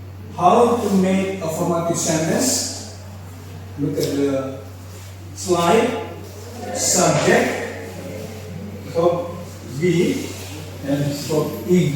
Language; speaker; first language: English; non-native, fluent; Indonesian